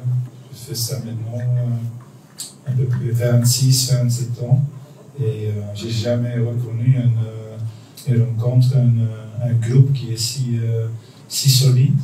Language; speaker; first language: French; non-native, local second language; Dutch